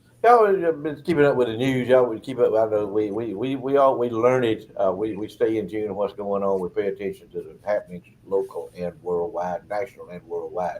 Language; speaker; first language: English; native; English